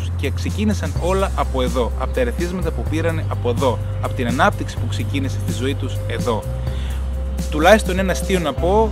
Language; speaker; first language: Greek; native; Greek